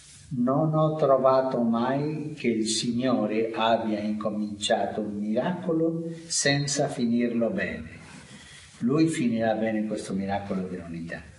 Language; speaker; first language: Italian; non-native, fluent; Spanish